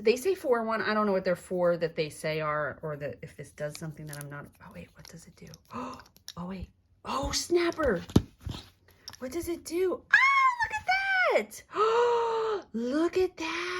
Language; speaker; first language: English; native; English